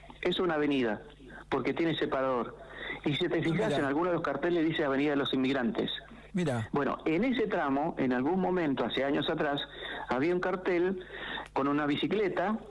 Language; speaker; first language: Spanish; native; Spanish